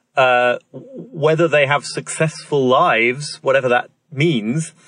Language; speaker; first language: English; native; English